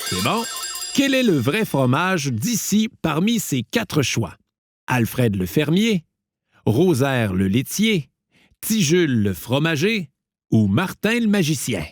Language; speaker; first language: French; native; French